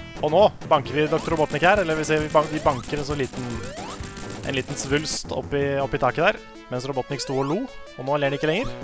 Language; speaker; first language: Norwegian; native; Norwegian